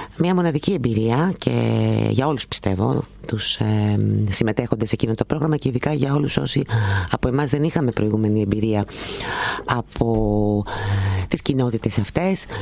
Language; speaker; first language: Greek; native; Greek